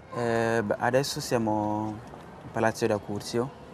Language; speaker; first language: Italian; non-native, fluent; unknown